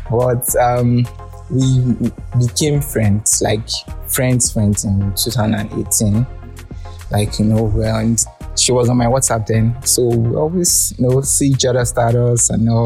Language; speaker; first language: English; non-native, local second language; Yoruba